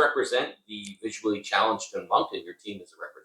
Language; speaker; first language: English; native; English